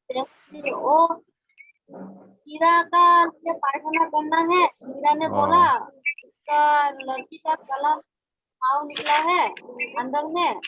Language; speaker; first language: Hindi; non-native, local second language; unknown